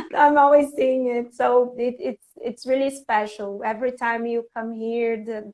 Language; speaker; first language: English; non-native, fluent; Portuguese